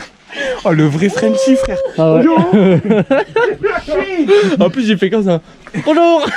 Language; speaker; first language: French; native; French